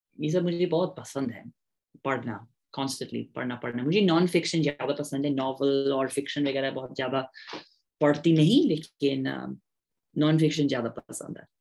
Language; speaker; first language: Hindi; non-native, fluent; English